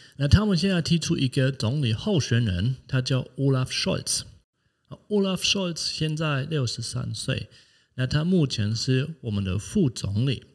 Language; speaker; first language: Chinese; non-native, fluent; German